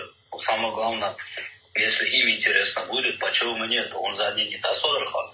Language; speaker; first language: Russian; non-native, local second language; Uzbek